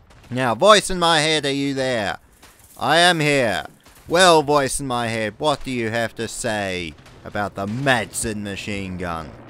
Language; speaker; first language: English; native; English